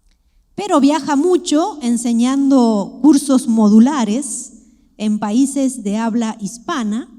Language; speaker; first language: Spanish; native; Spanish